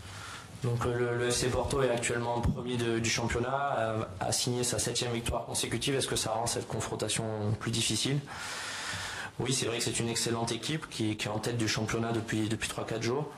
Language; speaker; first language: French; native; French